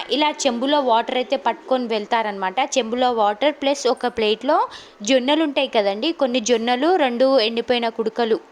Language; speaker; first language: Telugu; non-native, local second language; Lambadi